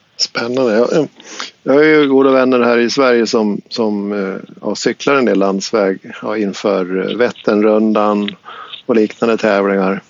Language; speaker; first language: Swedish; native; Swedish